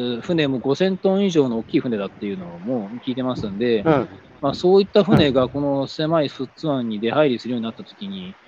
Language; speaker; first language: Japanese; native; Japanese